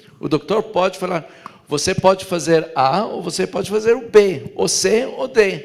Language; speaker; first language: Portuguese; non-native, fluent; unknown